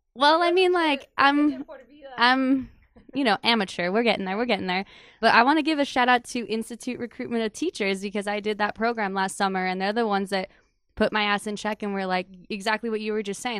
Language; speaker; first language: English; native; English